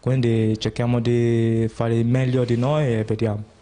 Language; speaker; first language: Italian; non-native, fluent; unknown